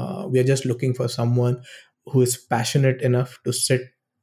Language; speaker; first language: English; non-native, local second language; Hindi